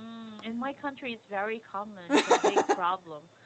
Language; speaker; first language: English; non-native, fluent; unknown